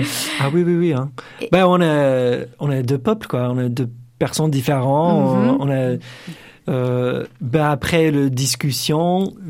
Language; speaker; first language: French; non-native, fluent; English